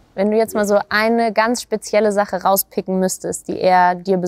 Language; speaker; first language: German; native; German